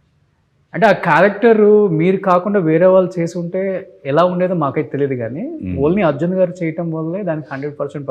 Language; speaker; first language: Telugu; native; Telugu